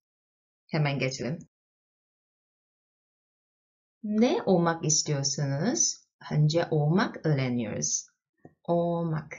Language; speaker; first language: Turkish; non-native, fluent; Chinese